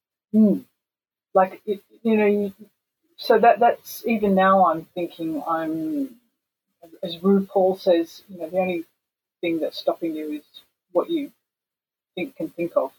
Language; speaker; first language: English; native; English